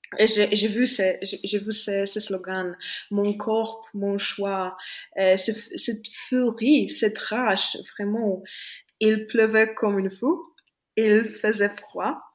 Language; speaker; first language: French; non-native, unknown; Polish